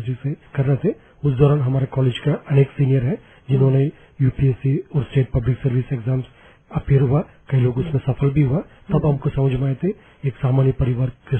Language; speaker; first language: Hindi; non-native, local second language; Tamil